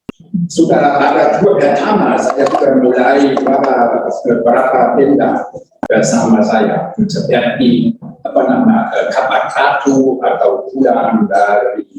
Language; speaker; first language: Indonesian; non-native, learner; German